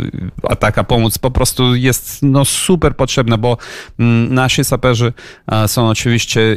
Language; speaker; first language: Polish; non-native, fluent; Ukrainian